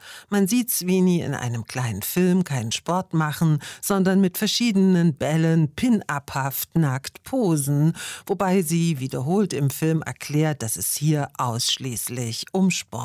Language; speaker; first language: German; native; German